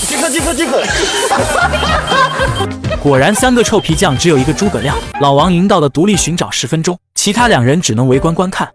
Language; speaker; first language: Chinese; native; Chinese